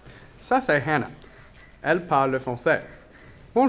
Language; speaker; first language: French; non-native, learner; English